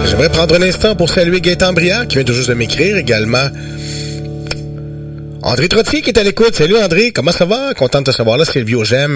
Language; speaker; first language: French; native; French